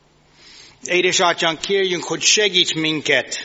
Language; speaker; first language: Hungarian; non-native, fluent; English